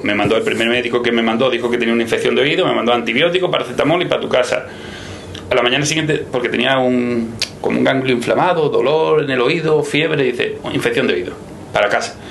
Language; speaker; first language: Spanish; native; Spanish